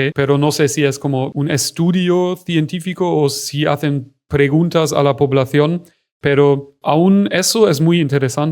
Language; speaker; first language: Spanish; non-native, fluent; German